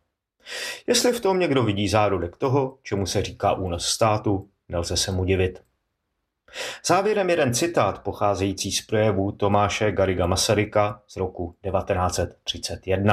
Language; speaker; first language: Czech; native; Czech